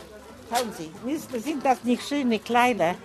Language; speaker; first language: German; non-native, fluent; Polish